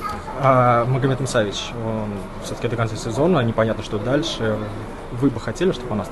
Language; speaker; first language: Russian; native; Russian